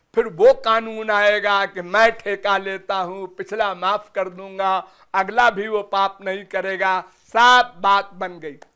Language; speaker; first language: Hindi; native; Hindi